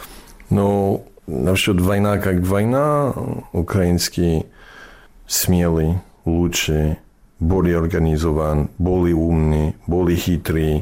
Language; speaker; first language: Russian; non-native, learner; English